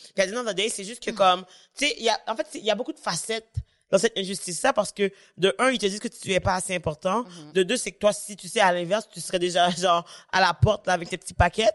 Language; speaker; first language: French; native; French